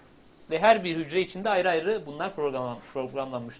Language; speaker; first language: Turkish; native; Turkish